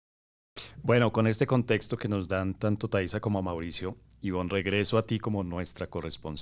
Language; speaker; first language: Spanish; native; Spanish